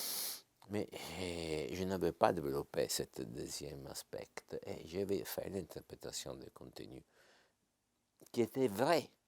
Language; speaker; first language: French; non-native, fluent; Italian